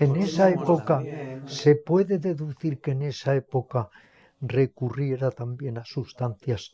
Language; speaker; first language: Spanish; native; Spanish